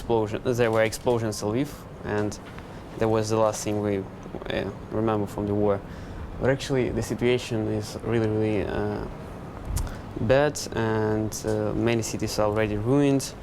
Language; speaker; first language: English; non-native, fluent; Ukrainian